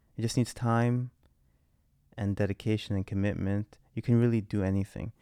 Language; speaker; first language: English; native; English